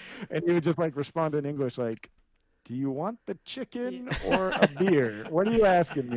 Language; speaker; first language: English; native; English